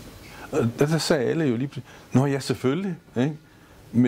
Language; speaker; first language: Danish; native; Danish